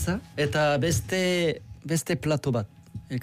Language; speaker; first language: Basque; non-native, learner; Korean